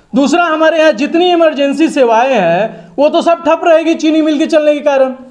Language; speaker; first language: Hindi; native; Hindi